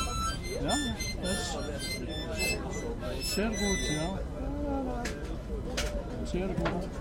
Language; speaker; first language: German; non-native, learner; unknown